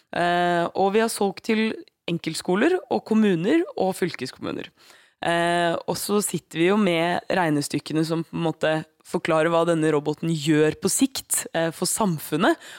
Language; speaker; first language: Norwegian; native; Norwegian